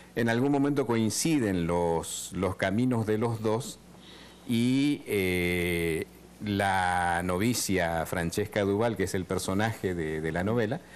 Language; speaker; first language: Spanish; native; Spanish